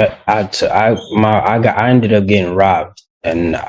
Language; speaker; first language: English; native; English